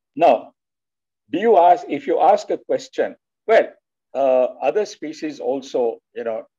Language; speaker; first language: English; non-native, local second language; Telugu